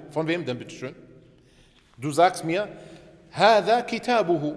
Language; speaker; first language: German; early bilingual, other home language; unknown